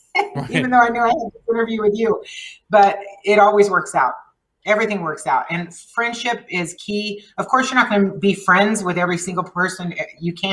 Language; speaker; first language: English; early bilingual, other home language; Spanish